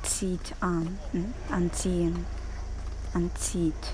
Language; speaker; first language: German; non-native, learner; Japanese